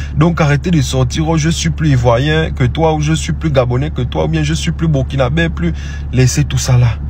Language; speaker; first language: French; non-native, local second language; Arabic